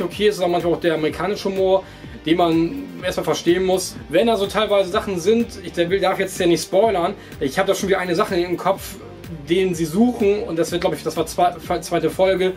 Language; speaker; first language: German; native; German